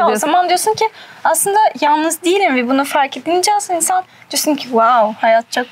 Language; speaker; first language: Turkish; early bilingual, heritage; Turkish